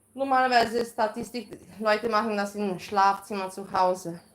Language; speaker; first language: German; non-native, learner; Romanian